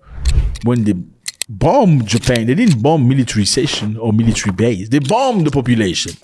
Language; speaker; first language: English; non-native, fluent; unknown